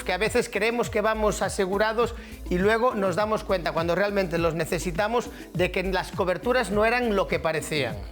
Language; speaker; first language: Spanish; native; Spanish